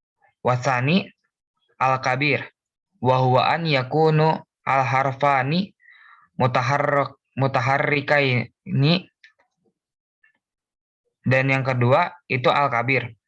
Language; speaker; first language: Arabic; non-native, learner; Indonesian